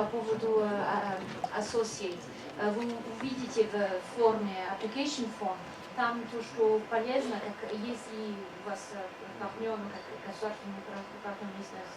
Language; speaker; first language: Russian; non-native, fluent; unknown